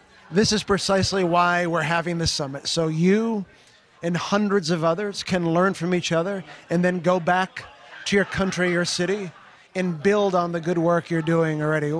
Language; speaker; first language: English; early bilingual, other home language; Portuguese